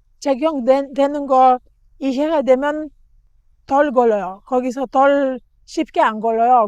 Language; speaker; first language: Korean; non-native, learner; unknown